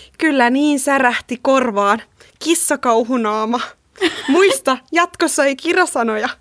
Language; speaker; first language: Finnish; native; Finnish